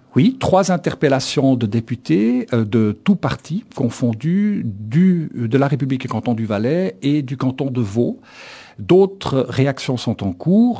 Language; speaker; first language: French; native; French